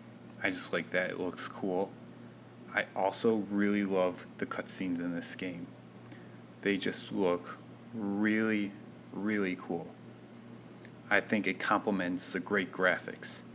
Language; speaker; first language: English; native; English